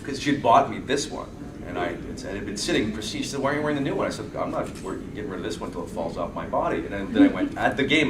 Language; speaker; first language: English; native; English